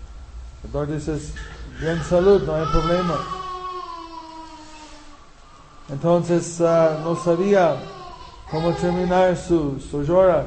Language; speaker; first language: Spanish; non-native, fluent; English